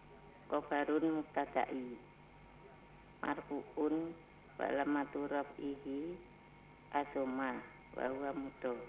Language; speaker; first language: Arabic; non-native, learner; Indonesian